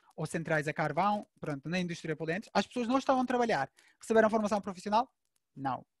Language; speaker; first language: Portuguese; non-native, fluent; Turkish